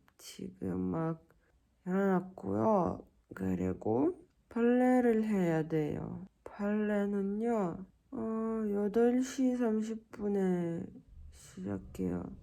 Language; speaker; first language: Korean; non-native, fluent; Russian